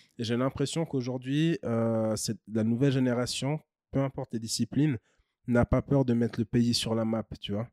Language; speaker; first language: French; early bilingual, other home language; Kinyarwanda